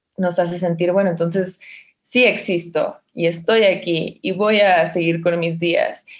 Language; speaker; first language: Spanish; native; Spanish